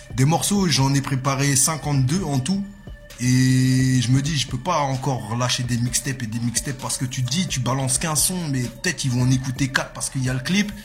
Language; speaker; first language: French; native; French